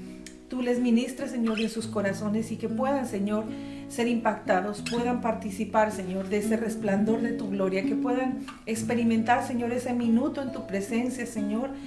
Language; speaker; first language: Spanish; native; Spanish